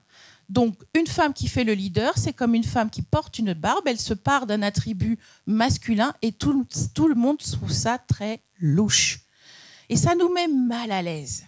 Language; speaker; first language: French; native; French